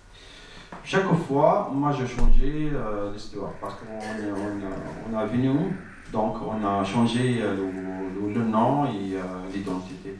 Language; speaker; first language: French; non-native, learner; Arabic